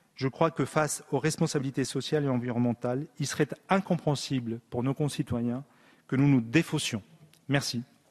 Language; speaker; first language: French; early bilingual, other home language; Spanish